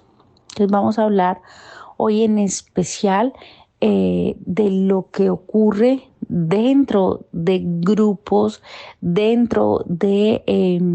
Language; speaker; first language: Spanish; native; Spanish